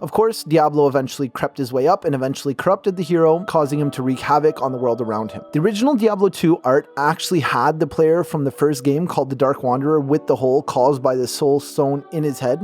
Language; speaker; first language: English; native; English